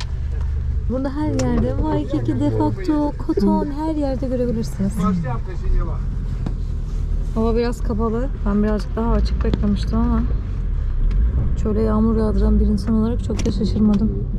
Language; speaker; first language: Turkish; native; Turkish